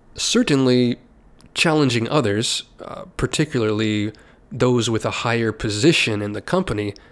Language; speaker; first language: English; native; English